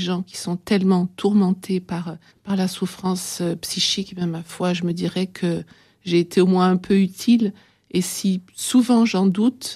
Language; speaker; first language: French; native; French